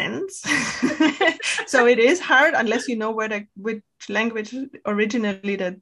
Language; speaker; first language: English; non-native, fluent; German